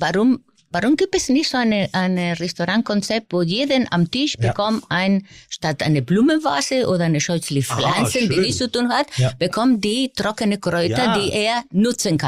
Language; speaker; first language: German; non-native, fluent; Spanish